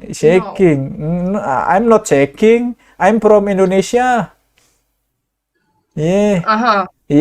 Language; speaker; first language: English; non-native, learner; Indonesian